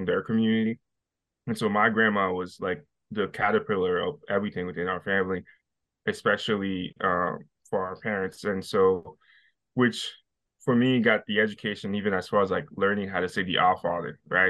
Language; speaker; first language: English; non-native, fluent; Haitian Creole